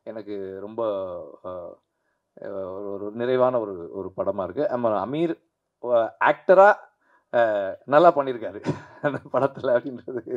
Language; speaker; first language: Tamil; native; Tamil